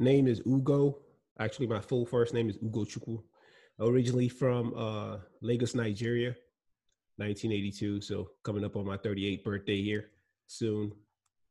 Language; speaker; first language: English; non-native, local second language; Igbo